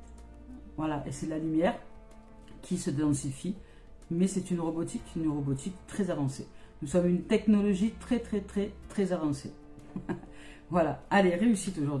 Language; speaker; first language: French; native; French